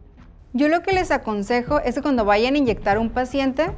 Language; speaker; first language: Spanish; native; Spanish